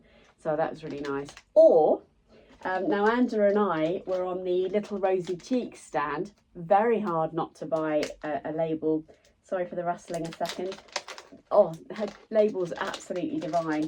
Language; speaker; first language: English; native; English